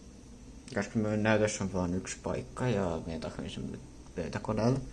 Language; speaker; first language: Finnish; non-native, learner; English